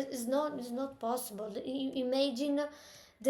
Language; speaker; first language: English; non-native, learner; Italian